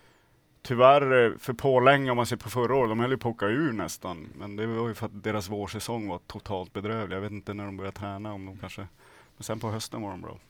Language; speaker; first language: Swedish; native; Swedish